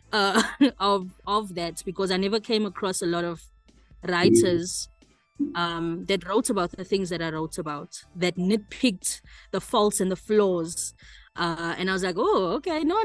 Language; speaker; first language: English; native; English